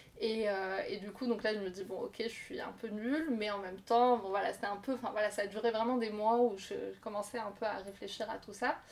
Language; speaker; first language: French; non-native, local second language; Arabic